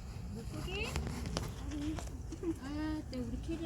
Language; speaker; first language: Korean; native; Korean